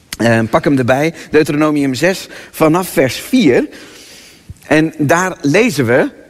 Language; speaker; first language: Dutch; native; Dutch